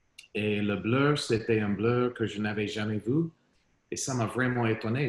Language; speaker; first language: French; non-native, learner; English